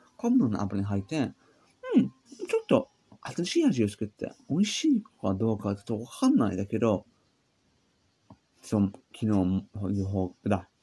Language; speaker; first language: Japanese; non-native, learner; English